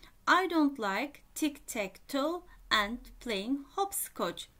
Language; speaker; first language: English; non-native, fluent; Turkish